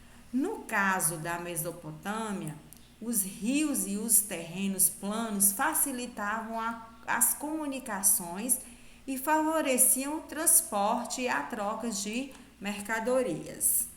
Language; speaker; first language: Portuguese; native; Portuguese